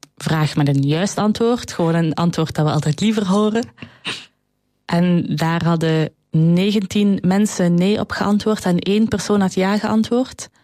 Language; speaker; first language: Dutch; native; Dutch